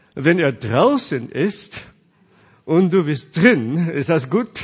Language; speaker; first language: German; non-native, fluent; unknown